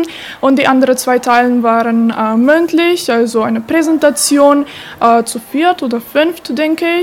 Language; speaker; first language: German; non-native, fluent; Macedonian